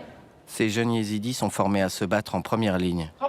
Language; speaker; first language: French; native; French